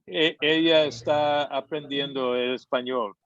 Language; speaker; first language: Spanish; non-native, fluent; English